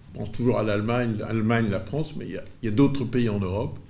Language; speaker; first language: French; native; French